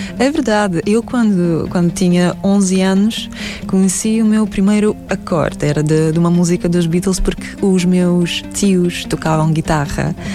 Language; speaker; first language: Portuguese; non-native, fluent; Russian